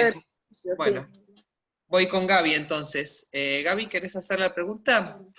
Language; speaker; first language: Spanish; native; Spanish